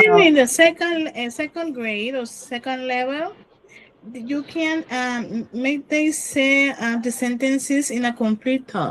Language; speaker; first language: English; non-native, learner; Spanish